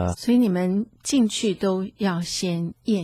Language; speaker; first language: Chinese; native; Chinese